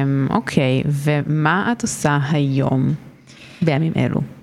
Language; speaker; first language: Hebrew; native; Hebrew